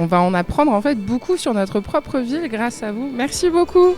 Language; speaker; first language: French; native; French